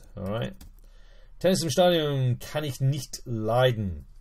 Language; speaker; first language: German; non-native, fluent; English